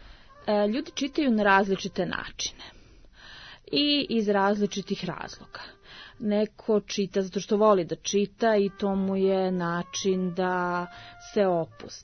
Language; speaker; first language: Serbian; native; Serbian